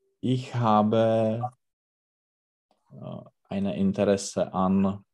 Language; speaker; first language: German; non-native, learner; Czech